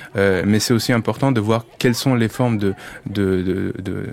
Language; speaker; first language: French; non-native, fluent; Spanish